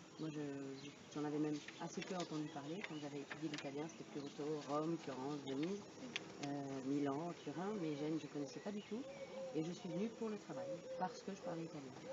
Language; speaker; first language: French; native; French